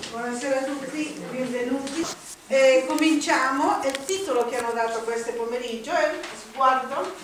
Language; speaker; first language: Italian; non-native, fluent; Spanish